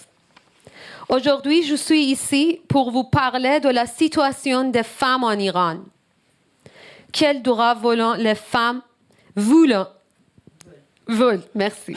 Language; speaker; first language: French; non-native, learner; Persian